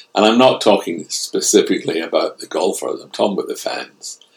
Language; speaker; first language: English; native; English